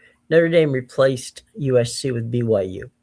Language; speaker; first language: English; native; English